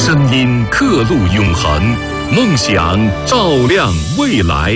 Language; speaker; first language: Chinese; native; Chinese